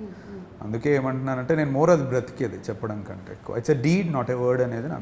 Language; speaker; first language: Telugu; native; Telugu